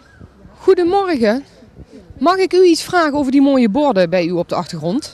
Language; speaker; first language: Dutch; native; Dutch